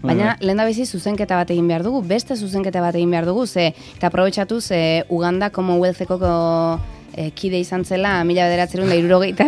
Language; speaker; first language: Basque; native; Basque